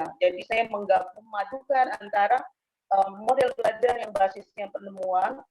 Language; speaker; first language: Indonesian; native; Indonesian